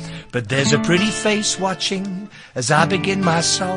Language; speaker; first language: English; native; English